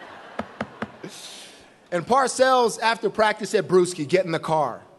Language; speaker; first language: English; native; English